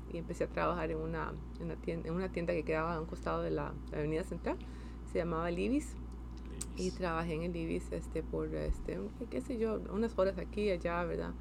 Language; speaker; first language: Spanish; native; Spanish